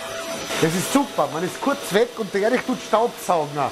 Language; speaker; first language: German; native; German